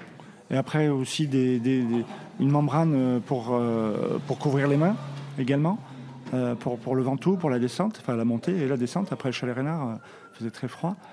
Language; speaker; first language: French; native; French